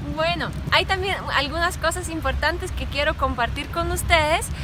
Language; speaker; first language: Spanish; non-native, fluent; Ukrainian